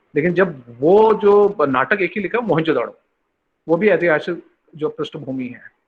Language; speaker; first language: Hindi; non-native, local second language; Bangla